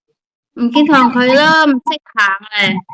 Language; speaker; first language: Cantonese; non-native, learner; Indonesian